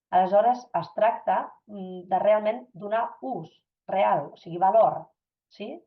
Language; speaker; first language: Catalan; non-native, fluent; German